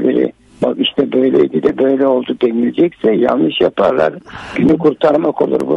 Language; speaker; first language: Turkish; native; Turkish